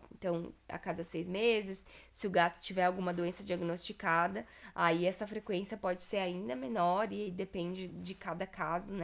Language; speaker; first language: Portuguese; native; Portuguese